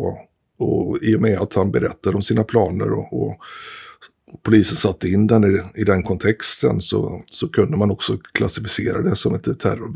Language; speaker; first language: Swedish; native; Swedish